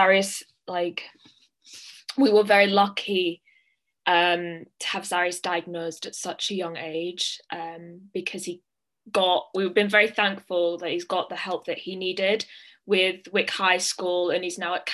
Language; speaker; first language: English; native; English